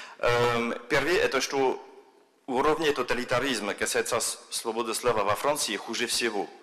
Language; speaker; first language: Russian; non-native, fluent; French